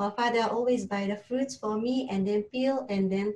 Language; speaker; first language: English; non-native, learner; Japanese